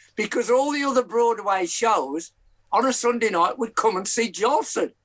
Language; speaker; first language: English; native; English